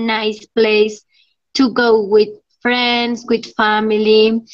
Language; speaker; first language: English; non-native, learner; Spanish